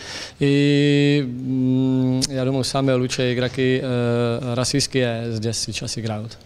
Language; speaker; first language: Russian; non-native, fluent; Czech